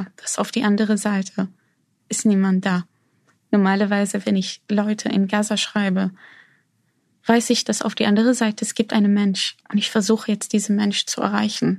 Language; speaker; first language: German; non-native, fluent; Arabic